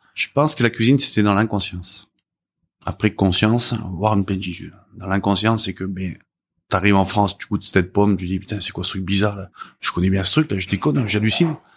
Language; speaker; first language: French; early bilingual, other home language; Korean